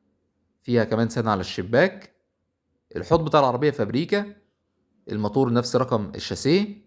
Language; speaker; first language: Arabic; native; Arabic